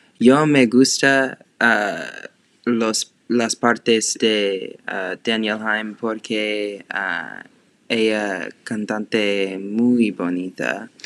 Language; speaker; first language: Spanish; non-native, learner; English